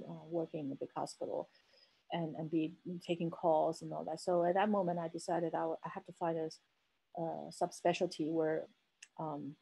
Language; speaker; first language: English; non-native, fluent; Chinese